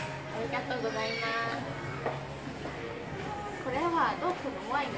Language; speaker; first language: Japanese; non-native, learner; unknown